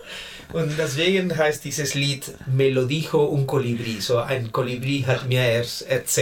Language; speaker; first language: German; non-native, learner; Spanish